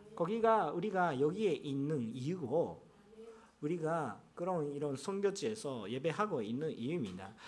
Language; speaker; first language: Korean; non-native, fluent; Japanese